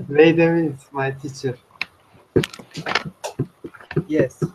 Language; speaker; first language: English; non-native, learner; Turkish